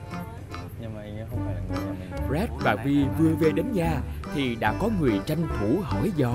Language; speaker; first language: Vietnamese; native; Vietnamese